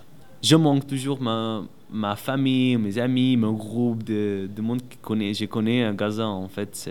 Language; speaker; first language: French; non-native, learner; Arabic